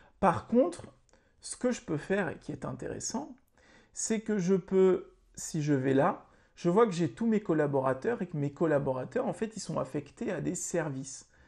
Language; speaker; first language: French; native; French